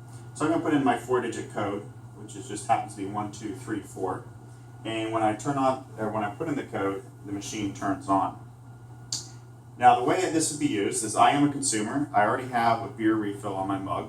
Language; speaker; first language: English; native; English